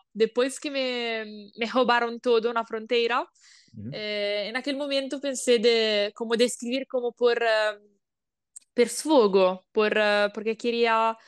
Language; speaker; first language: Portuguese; non-native, learner; Italian